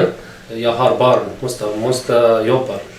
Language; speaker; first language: Swedish; non-native, learner; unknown